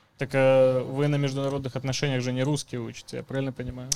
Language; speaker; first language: Russian; native; Russian